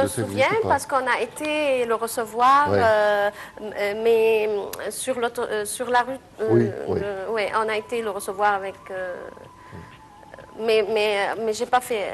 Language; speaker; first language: French; non-native, fluent; Arabic